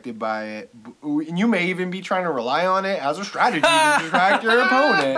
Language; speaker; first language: English; native; English